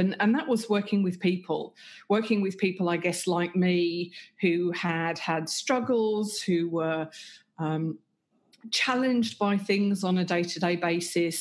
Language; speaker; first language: English; native; English